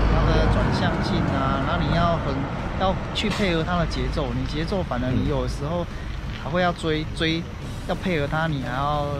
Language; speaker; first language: Chinese; native; Chinese